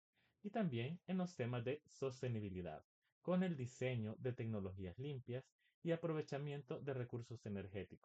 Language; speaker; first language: Spanish; native; Spanish